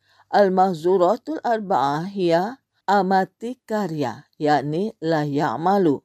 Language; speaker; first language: Arabic; non-native, fluent; Indonesian